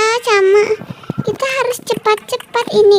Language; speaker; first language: Indonesian; native; Indonesian